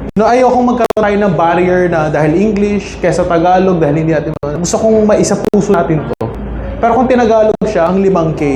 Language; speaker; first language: Filipino; native; Filipino